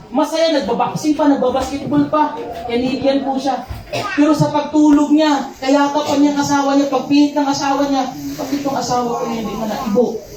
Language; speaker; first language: Filipino; non-native, local second language; Cebuano